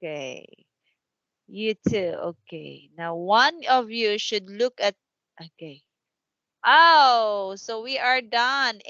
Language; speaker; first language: English; non-native, fluent; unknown